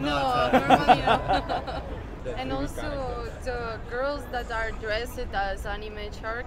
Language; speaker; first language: English; non-native, fluent; Spanish